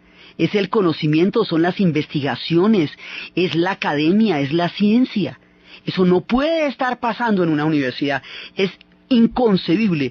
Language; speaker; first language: Spanish; native; Spanish